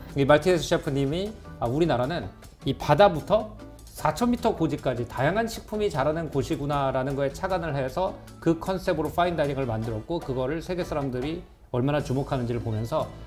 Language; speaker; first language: Korean; native; Korean